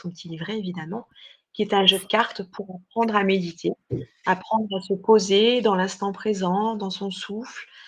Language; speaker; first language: French; native; French